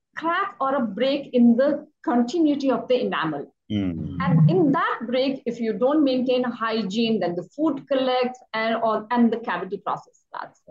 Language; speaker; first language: English; non-native, local second language; Hindi